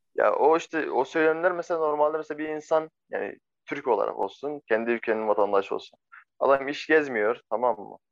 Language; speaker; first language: Turkish; non-native, fluent; Arabic